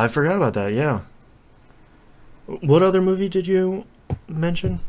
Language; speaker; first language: English; native; English